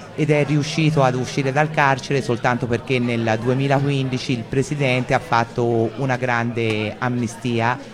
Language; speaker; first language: Italian; native; Italian